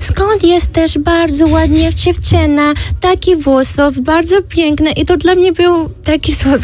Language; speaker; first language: Polish; non-native, learner; Arabic